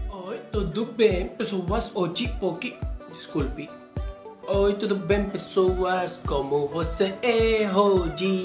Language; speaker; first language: Portuguese; non-native, learner; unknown